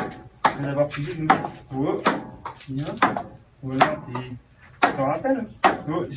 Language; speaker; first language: French; native; French